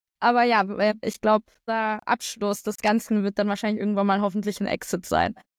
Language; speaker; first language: German; early bilingual, other home language; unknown